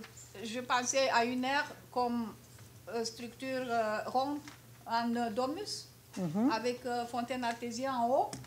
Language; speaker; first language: French; non-native, fluent; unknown